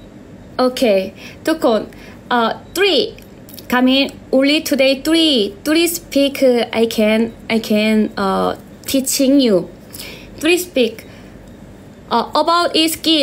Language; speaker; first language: English; non-native, learner; Korean